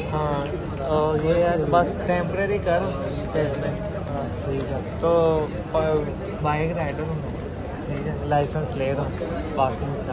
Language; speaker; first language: Hindi; non-native, local second language; Punjabi